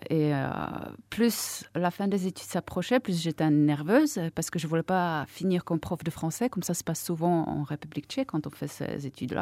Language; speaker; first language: French; non-native, fluent; Czech